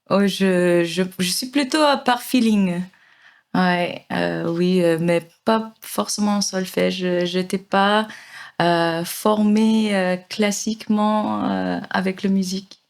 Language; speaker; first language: French; non-native, fluent; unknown